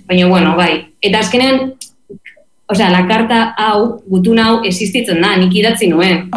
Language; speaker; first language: Basque; non-native, local second language; Spanish